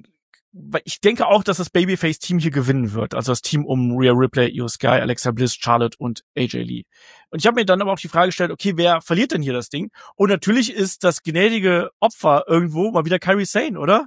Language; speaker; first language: German; native; German